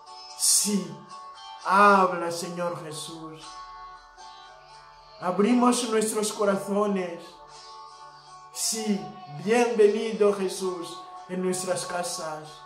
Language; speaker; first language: Spanish; non-native, fluent; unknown